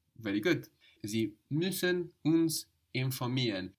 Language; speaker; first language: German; non-native, fluent; English